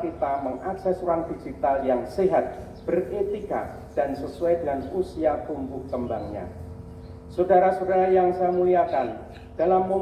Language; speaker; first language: Indonesian; native; Indonesian